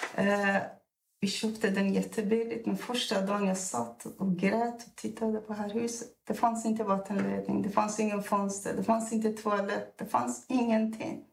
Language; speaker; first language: Swedish; non-native, fluent; Persian